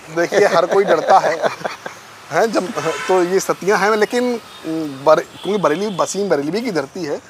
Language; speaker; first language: Hindi; native; Hindi